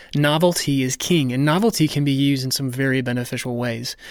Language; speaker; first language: English; native; English